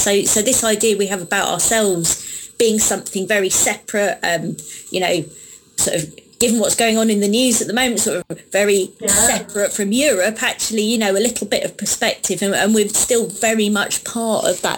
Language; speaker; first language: English; native; English